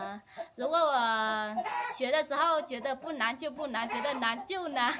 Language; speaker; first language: Chinese; non-native, learner; Vietnamese